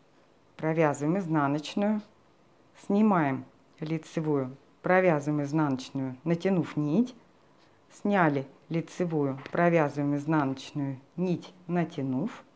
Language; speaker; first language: Russian; native; Russian